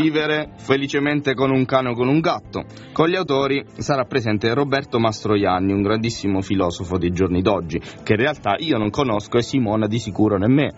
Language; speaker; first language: Italian; native; Italian